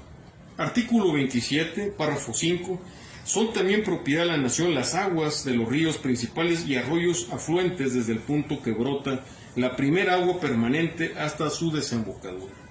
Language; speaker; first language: Spanish; native; Spanish